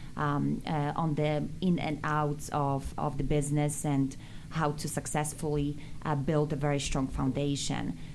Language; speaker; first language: English; non-native, fluent; Polish